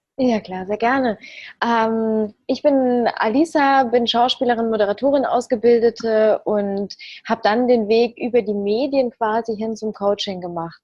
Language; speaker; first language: German; early bilingual, other home language; Ukrainian